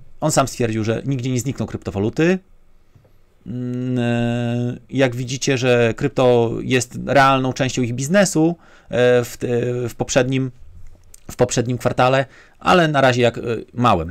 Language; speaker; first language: Polish; native; Polish